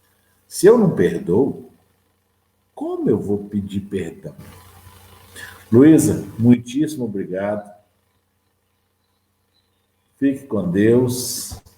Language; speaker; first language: Portuguese; native; Portuguese